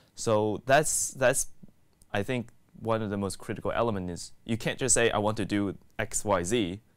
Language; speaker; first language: English; native; English